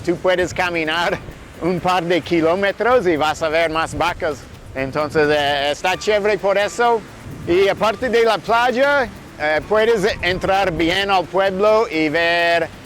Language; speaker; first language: Spanish; non-native, fluent; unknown